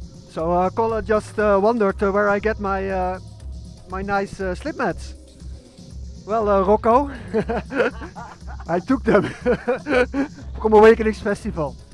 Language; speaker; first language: English; non-native, fluent; Dutch